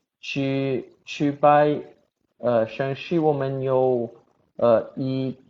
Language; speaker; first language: Chinese; non-native, learner; Portuguese